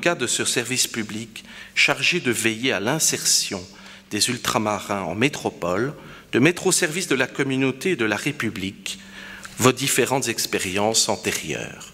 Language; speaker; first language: French; native; French